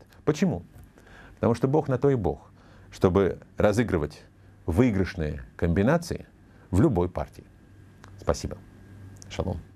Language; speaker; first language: Russian; native; Russian